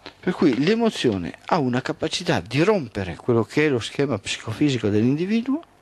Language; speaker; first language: Italian; native; Italian